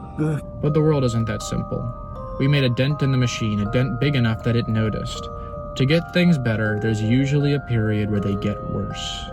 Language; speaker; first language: English; native; English